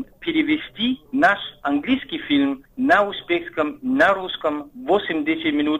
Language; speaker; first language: Russian; non-native, fluent; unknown